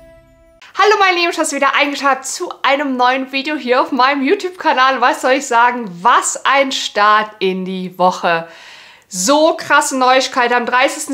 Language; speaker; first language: German; native; German